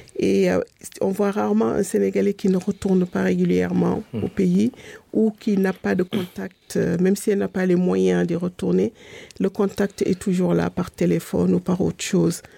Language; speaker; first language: French; non-native, local second language; Fula